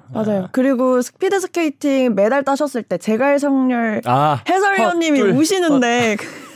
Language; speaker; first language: Korean; native; Korean